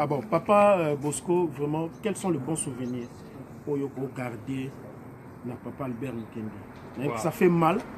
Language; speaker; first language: French; non-native, local second language; Lingala